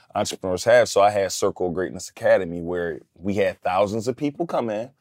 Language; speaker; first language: English; native; English